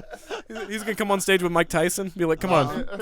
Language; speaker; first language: English; native; English